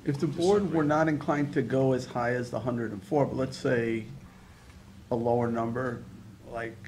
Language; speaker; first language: English; native; English